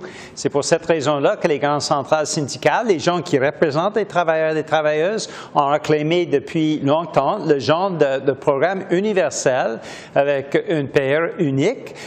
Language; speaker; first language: French; native; French